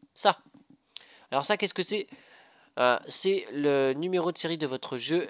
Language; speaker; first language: French; native; French